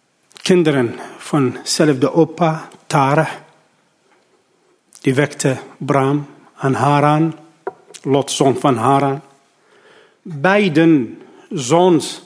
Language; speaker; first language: Dutch; non-native, learner; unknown